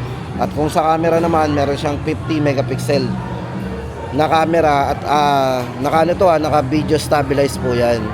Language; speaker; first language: Filipino; native; Filipino